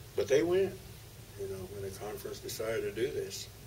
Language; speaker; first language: English; early bilingual, other home language; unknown